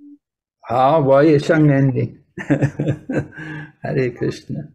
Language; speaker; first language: Chinese; non-native, learner; English